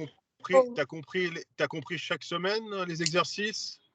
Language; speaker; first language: French; native; French